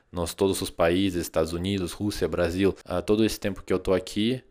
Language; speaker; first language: Portuguese; non-native, fluent; Russian